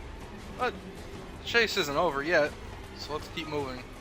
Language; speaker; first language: English; native; English